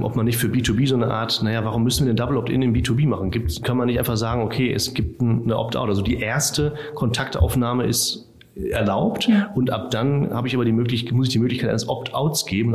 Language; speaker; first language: German; native; German